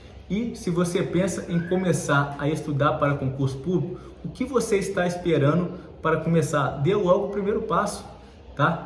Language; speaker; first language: Portuguese; native; Portuguese